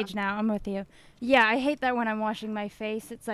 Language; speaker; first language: English; non-native, fluent; Swedish